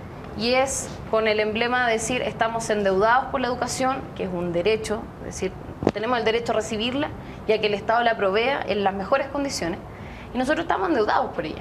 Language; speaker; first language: Spanish; native; Spanish